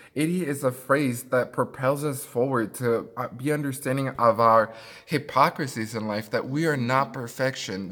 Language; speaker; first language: English; early bilingual, other home language; Spanish